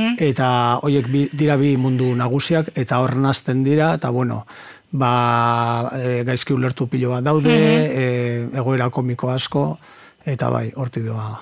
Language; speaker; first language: Basque; native; Basque